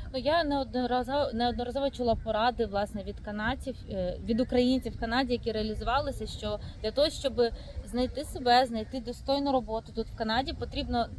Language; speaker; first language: Ukrainian; native; Ukrainian